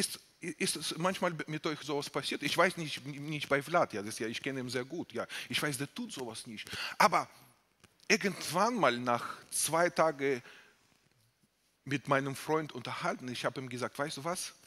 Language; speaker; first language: German; non-native, fluent; Russian